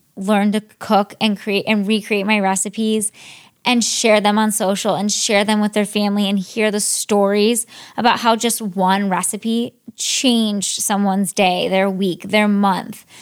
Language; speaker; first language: English; native; English